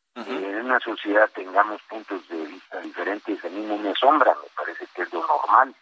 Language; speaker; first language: Spanish; native; Spanish